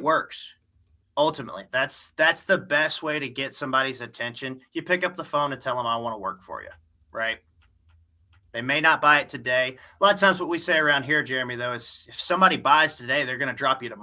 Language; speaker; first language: English; native; English